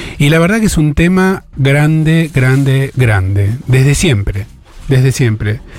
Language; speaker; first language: Spanish; native; Spanish